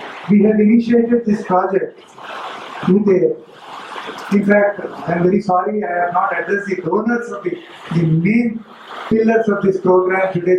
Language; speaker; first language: English; non-native, local second language; Telugu